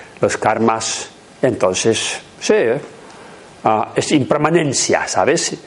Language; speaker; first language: Spanish; non-native, learner; Tibetan